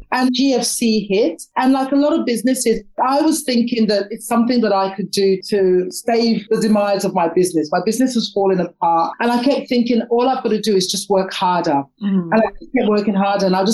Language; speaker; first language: English; native; English